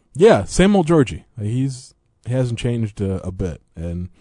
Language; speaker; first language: English; native; English